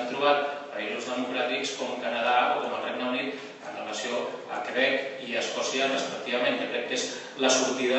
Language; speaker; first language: Catalan; native; Catalan